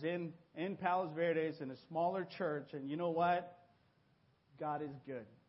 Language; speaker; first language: English; early bilingual, other home language; Spanish